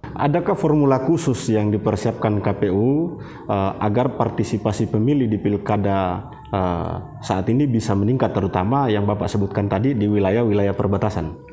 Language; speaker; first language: Indonesian; native; Indonesian